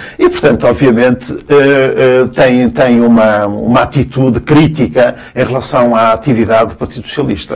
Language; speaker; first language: Portuguese; early bilingual, other home language; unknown